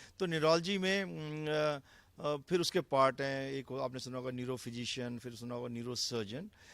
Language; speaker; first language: Hindi; native; Hindi